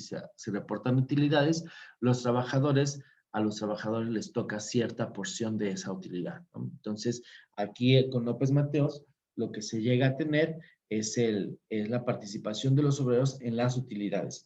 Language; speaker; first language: Spanish; native; Spanish